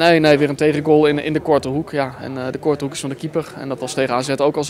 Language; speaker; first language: Dutch; native; Dutch